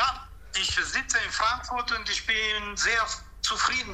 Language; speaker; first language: German; non-native, fluent; Italian